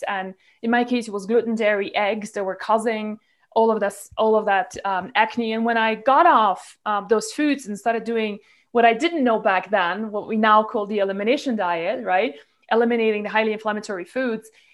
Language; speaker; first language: English; non-native, local second language; Polish